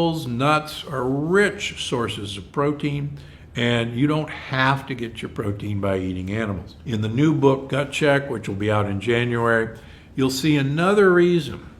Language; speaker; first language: English; native; English